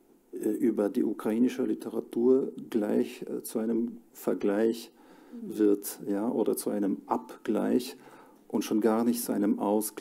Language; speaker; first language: German; non-native, fluent; Ukrainian